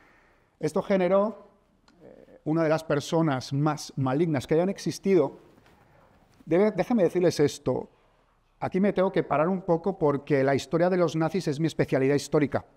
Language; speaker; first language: Spanish; native; Spanish